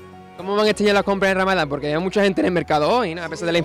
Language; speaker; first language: Spanish; native; Spanish